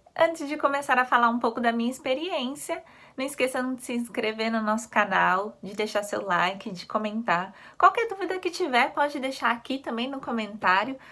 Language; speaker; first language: Portuguese; native; Portuguese